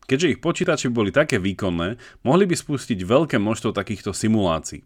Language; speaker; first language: Slovak; native; Slovak